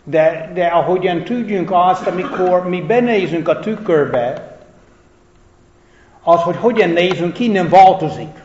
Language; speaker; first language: Hungarian; non-native, fluent; English